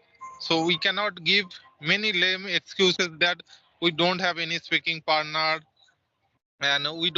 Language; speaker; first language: English; non-native, local second language; Santali